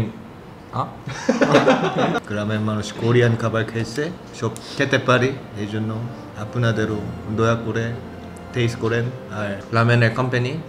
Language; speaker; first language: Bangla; non-native, learner; Korean